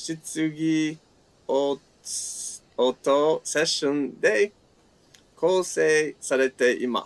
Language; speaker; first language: Japanese; non-native, fluent; English